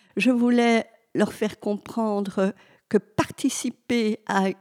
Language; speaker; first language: French; native; French